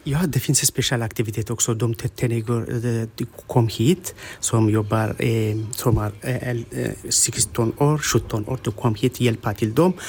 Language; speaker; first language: Swedish; non-native, learner; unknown